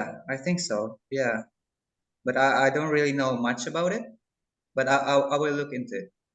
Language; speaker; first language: English; non-native, local second language; Indonesian